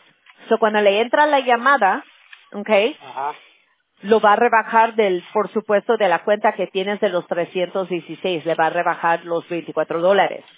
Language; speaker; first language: Spanish; early bilingual, heritage; Spanish